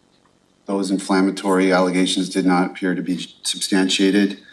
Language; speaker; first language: English; native; English